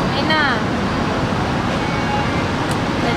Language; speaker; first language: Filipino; non-native, local second language; Cebuano